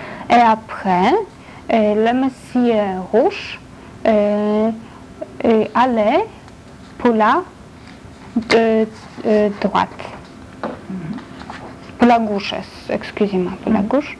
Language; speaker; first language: French; non-native, learner; Polish